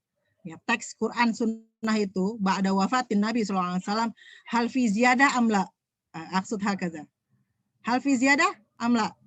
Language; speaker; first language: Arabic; non-native, fluent; Indonesian